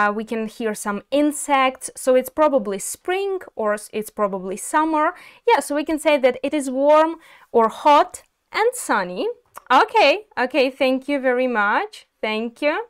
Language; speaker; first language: English; non-native, fluent; Ukrainian